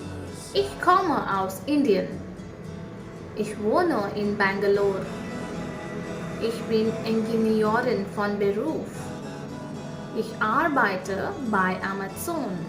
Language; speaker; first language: German; non-native, fluent; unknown